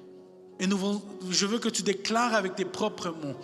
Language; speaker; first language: French; non-native, fluent; Spanish